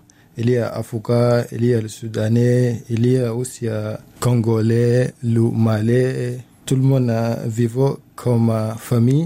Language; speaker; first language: French; non-native, learner; Arabic